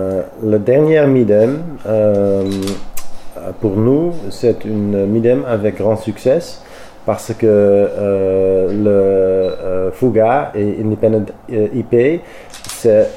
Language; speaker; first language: French; non-native, learner; Dutch